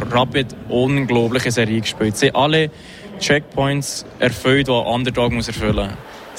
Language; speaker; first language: German; native; German